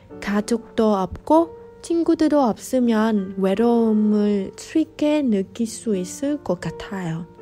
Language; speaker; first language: Korean; non-native, fluent; Vietnamese